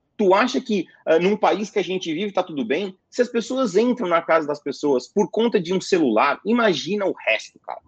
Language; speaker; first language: Portuguese; native; Portuguese